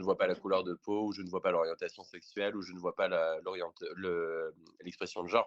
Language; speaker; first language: French; native; French